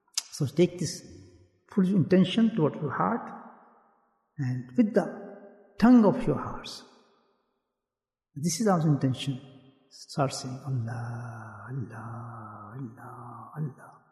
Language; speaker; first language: English; non-native, local second language; Urdu